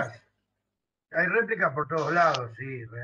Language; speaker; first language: Spanish; native; Spanish